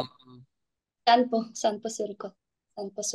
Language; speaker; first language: Japanese; non-native, learner; Filipino